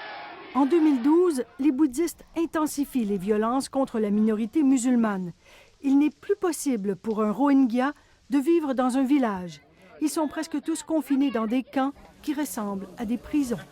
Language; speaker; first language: French; native; French